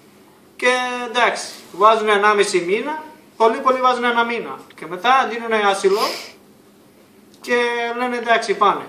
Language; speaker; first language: Greek; non-native, learner; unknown